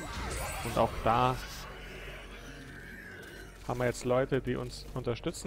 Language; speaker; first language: German; native; German